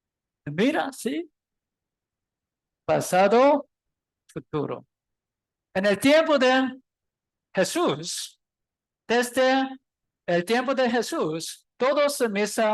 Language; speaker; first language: Spanish; non-native, learner; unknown